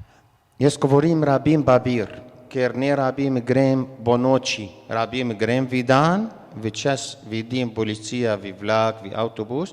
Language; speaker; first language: Slovenian; non-native, learner; Arabic